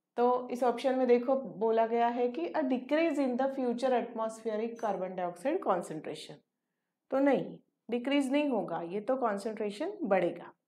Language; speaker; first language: Hindi; non-native, local second language; Marathi